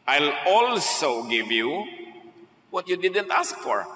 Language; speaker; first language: English; non-native, local second language; Filipino